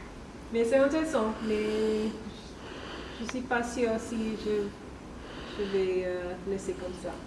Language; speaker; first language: French; non-native, learner; English